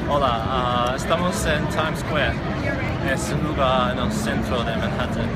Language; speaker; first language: Spanish; non-native, fluent; English